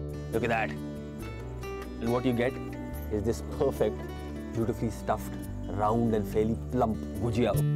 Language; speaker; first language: English; non-native, local second language; Hindi